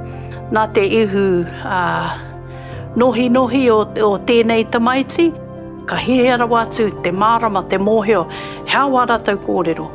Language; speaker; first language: Māori; non-native, local second language; English